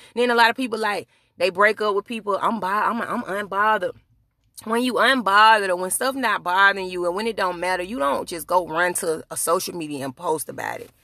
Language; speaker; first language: English; native; English